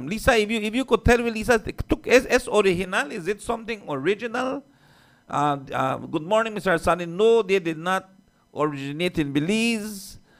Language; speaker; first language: English; early bilingual, other home language; Spanish